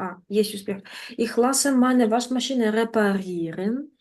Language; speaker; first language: German; non-native, fluent; Ukrainian